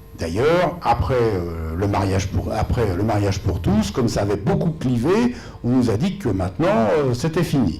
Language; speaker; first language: French; native; French